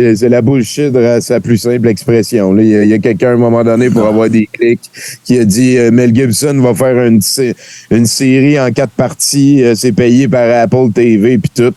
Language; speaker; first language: French; native; French